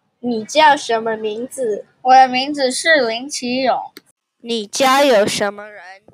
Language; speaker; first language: Chinese; non-native, learner; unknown